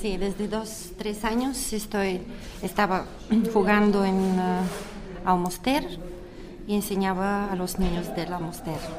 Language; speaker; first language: Spanish; non-native, learner; Bulgarian